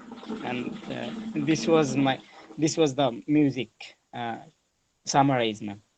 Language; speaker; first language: English; non-native, learner; Bangla